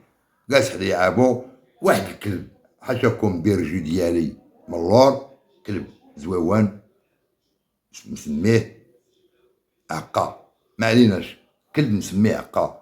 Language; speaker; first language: Arabic; native; Arabic